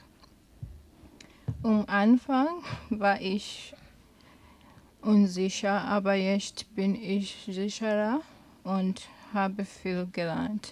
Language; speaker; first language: German; non-native, learner; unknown